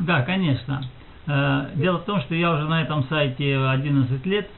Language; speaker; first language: Russian; native; Russian